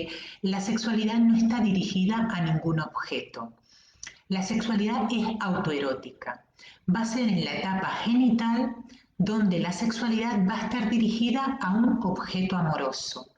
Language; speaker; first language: Spanish; native; Spanish